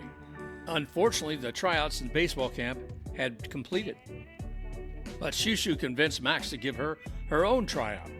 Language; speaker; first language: English; native; English